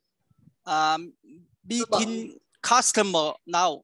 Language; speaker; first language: English; non-native, learner; Vietnamese